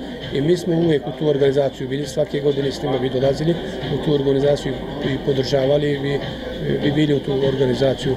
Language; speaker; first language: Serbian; early bilingual, heritage; Croatian